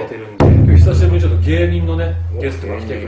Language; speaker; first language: Japanese; native; Japanese